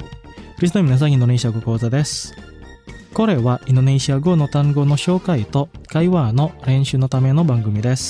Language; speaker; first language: Japanese; non-native, fluent; Indonesian